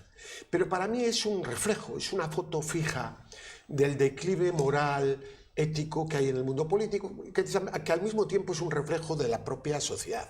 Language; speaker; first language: Spanish; native; Spanish